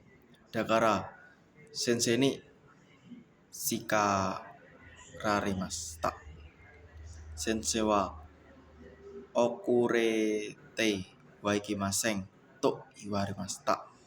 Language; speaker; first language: Japanese; non-native, learner; Indonesian